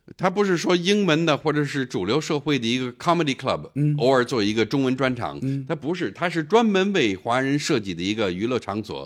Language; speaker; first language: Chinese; non-native, fluent; English